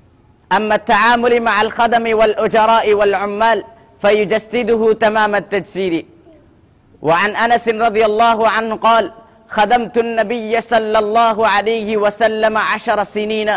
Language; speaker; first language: Arabic; non-native, learner; Urdu